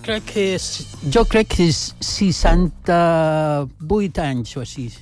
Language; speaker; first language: Catalan; non-native, local second language; Spanish